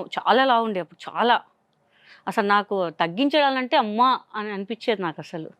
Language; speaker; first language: Telugu; non-native, local second language; Hindi